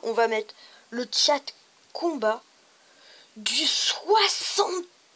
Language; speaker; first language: French; native; French